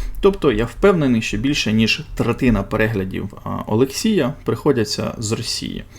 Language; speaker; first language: Ukrainian; non-native, local second language; Russian